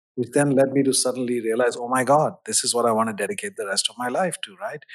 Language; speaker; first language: English; non-native, local second language; Hindi